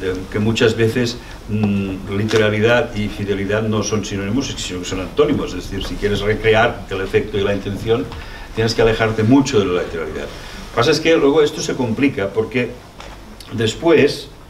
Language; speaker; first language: Spanish; non-native, local second language; Catalan